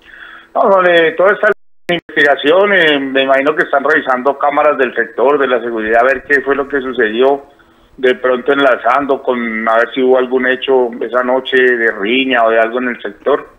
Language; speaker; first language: Spanish; native; Spanish